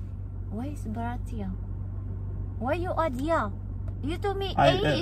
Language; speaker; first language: English; non-native, learner; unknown